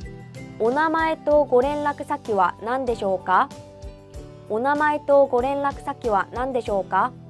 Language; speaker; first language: Japanese; non-native, fluent; Korean